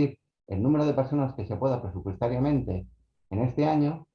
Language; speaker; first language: Spanish; native; Spanish